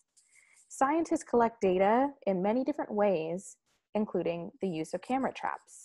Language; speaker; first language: English; native; English